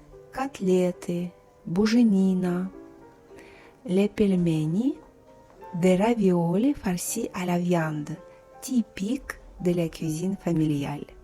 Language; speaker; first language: French; non-native, fluent; Russian